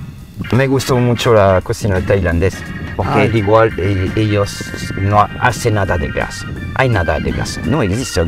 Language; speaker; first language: Spanish; non-native, learner; French